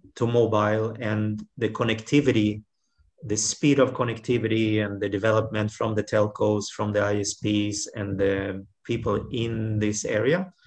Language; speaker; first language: English; non-native, fluent; Swedish